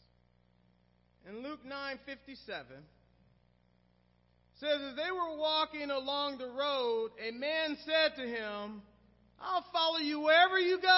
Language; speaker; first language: English; native; English